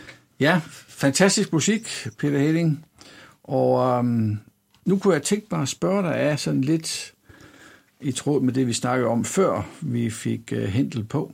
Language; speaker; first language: Danish; native; Danish